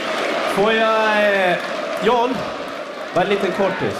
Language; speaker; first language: Swedish; native; Swedish